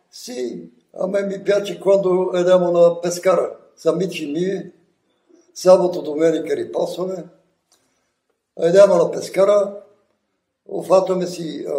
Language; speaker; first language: Italian; non-native, learner; Bulgarian